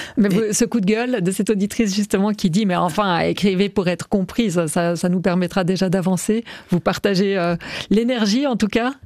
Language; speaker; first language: French; native; French